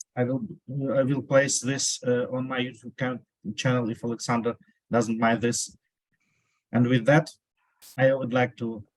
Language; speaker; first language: English; non-native, fluent; Ukrainian